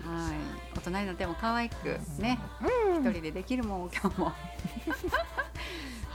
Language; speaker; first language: Japanese; native; Japanese